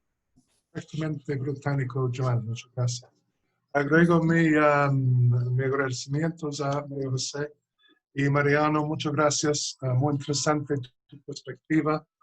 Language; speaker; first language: Spanish; non-native, fluent; English